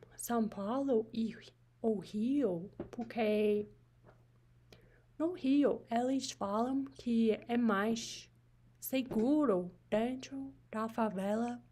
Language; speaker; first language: Portuguese; non-native, learner; English